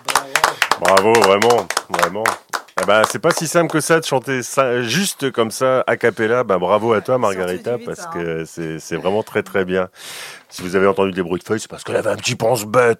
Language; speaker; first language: French; native; French